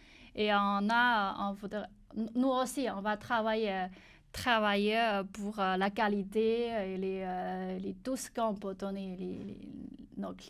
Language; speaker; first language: French; non-native, learner; Chinese